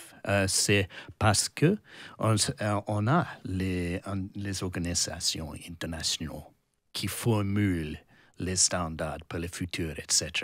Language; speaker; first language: French; non-native, learner; English